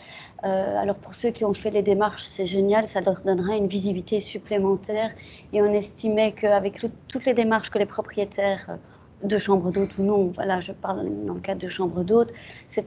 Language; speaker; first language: French; native; French